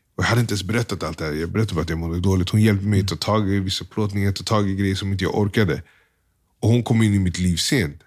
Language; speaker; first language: Swedish; early bilingual, other home language; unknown